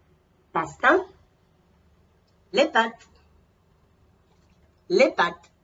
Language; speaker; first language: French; non-native, fluent; Spanish